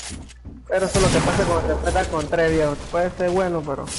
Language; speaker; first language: Spanish; native; Spanish